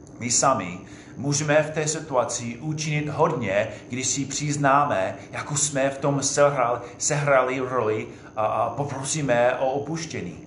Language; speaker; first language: Czech; non-native, fluent; English